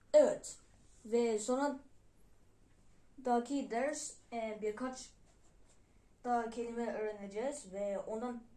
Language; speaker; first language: Turkish; non-native, learner; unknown